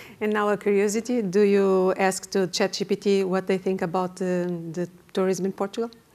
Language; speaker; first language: English; non-native, fluent; Portuguese